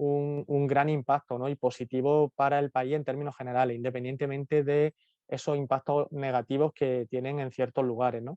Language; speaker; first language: Spanish; native; Spanish